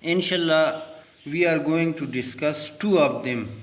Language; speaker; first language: English; non-native, local second language; Urdu